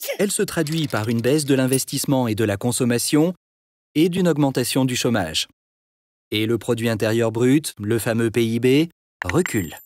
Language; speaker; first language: French; native; French